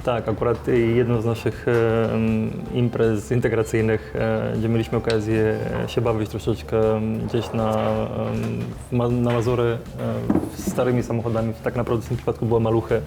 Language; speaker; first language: Polish; non-native, fluent; Romanian